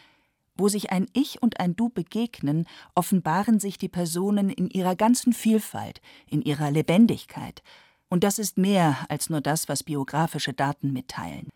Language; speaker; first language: German; native; German